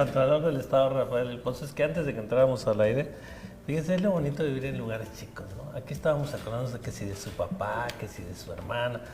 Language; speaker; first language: Spanish; native; Spanish